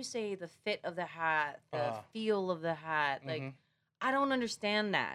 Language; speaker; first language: English; non-native, fluent; Samoan